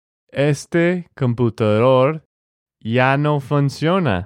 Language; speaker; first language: Spanish; non-native, fluent; English